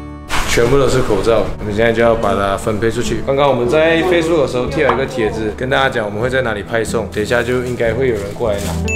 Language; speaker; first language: Chinese; native; Chinese